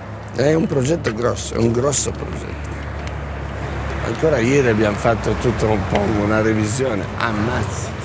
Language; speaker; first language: Italian; native; Italian